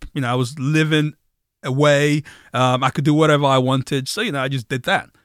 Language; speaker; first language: English; non-native, local second language; Yoruba